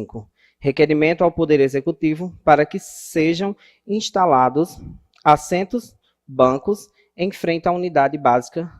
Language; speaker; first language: Portuguese; native; Portuguese